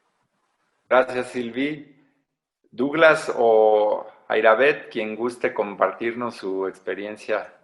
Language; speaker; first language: Spanish; native; Spanish